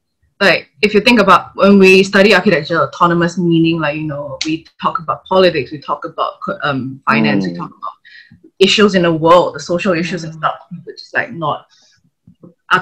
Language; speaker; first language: English; non-native, local second language; Chinese